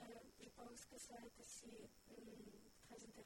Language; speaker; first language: French; non-native, learner; Ukrainian